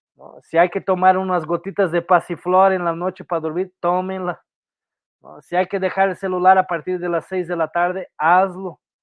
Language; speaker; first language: Spanish; non-native, fluent; Portuguese